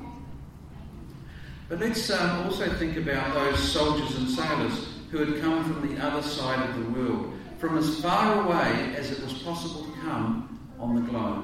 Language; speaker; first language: English; native; English